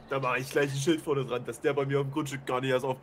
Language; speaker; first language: German; native; German